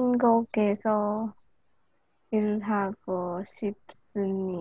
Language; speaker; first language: Korean; non-native, learner; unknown